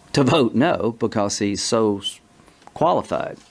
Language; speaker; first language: English; native; English